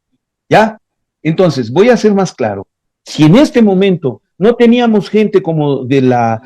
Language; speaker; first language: Spanish; native; Spanish